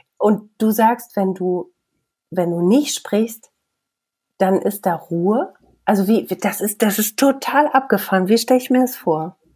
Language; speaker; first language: German; native; German